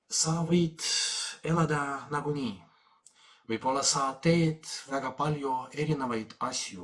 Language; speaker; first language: Estonian; non-native, fluent; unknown